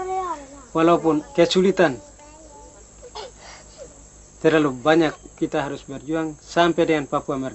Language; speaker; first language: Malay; non-native, local second language; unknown